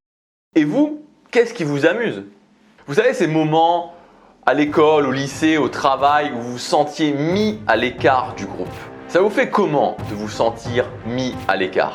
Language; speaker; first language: French; native; French